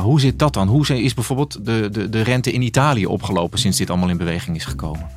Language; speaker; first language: Dutch; native; Dutch